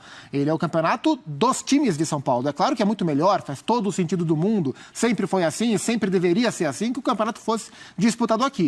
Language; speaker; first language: Portuguese; native; Portuguese